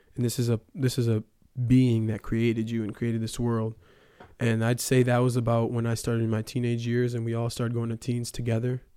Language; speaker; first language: English; early bilingual, other home language; Ukrainian